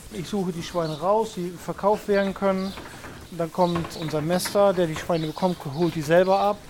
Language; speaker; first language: German; native; German